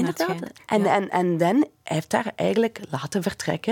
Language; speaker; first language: Dutch; non-native, fluent; English